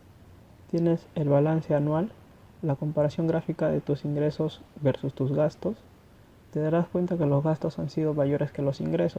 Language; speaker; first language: Spanish; native; Spanish